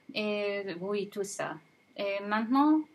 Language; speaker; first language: French; non-native, fluent; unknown